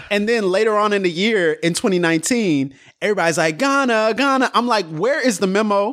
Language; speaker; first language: English; early bilingual, other home language; Yoruba